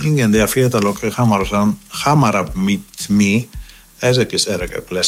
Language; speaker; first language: Hungarian; non-native, learner; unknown